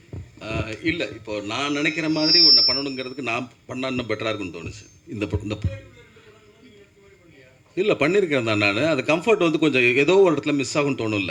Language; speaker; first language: Tamil; native; Tamil